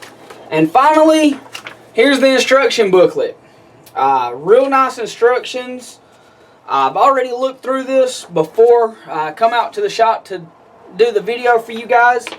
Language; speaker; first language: English; native; English